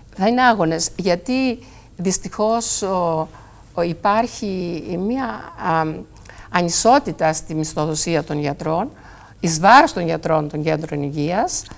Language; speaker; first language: Greek; native; Greek